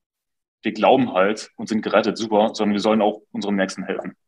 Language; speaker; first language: German; native; German